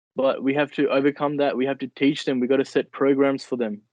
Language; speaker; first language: English; early bilingual, other home language; Nepali